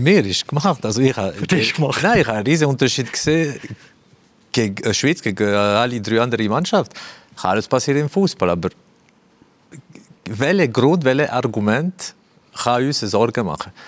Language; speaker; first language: German; non-native, fluent; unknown